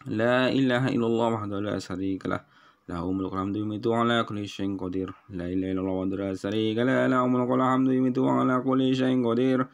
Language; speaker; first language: Arabic; non-native, learner; Indonesian